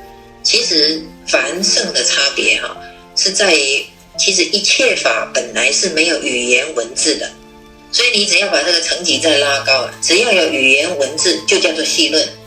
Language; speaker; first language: Chinese; native; Chinese